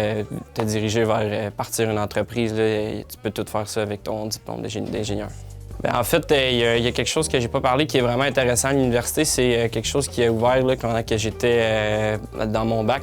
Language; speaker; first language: French; native; French